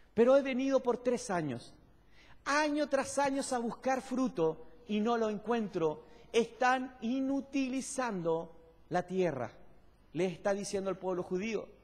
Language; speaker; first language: Spanish; native; Spanish